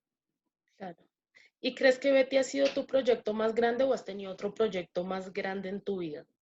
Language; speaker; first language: Spanish; native; Spanish